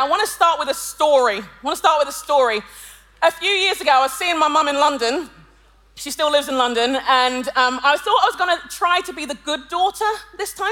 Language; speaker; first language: English; native; English